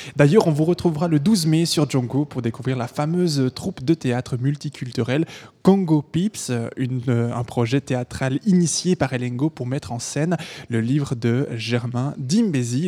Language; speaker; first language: French; native; French